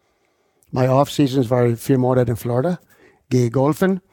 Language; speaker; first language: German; non-native, fluent; English